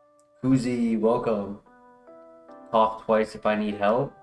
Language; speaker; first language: English; native; English